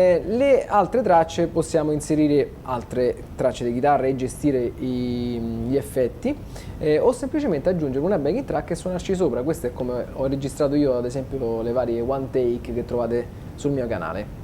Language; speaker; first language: Italian; native; Italian